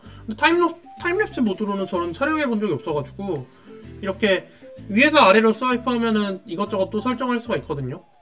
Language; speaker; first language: Korean; native; Korean